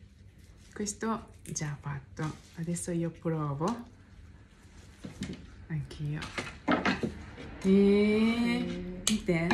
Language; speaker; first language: Italian; non-native, learner; Japanese